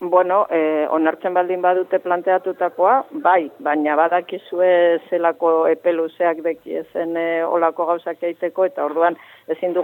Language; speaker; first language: Basque; native; Basque